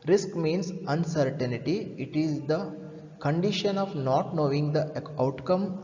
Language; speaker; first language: English; non-native, local second language; Kannada